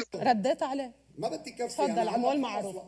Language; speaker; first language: Arabic; native; Arabic